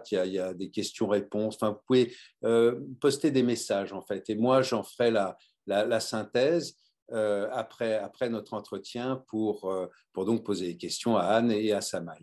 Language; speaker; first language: French; native; French